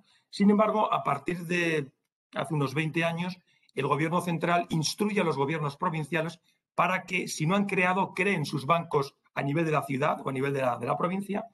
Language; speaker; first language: Spanish; native; Spanish